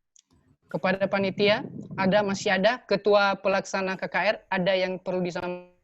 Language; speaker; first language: Indonesian; native; Indonesian